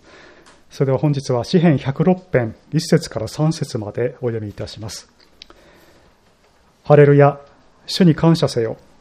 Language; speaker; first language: Japanese; native; Japanese